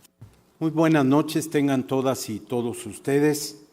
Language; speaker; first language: Spanish; native; Spanish